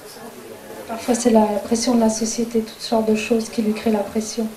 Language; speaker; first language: French; native; French